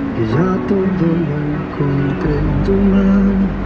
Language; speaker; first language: Spanish; non-native, local second language; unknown